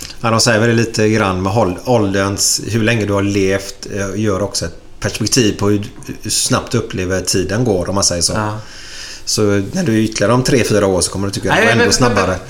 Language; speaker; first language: Swedish; native; Swedish